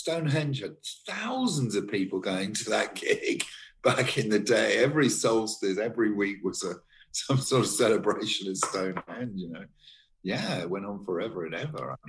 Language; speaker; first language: English; native; English